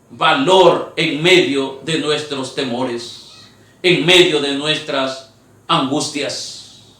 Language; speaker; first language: Spanish; native; Spanish